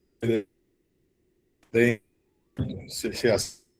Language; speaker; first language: Spanish; non-native, fluent; Portuguese